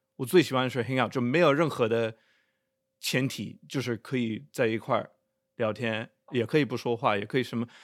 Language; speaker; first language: Chinese; non-native, fluent; English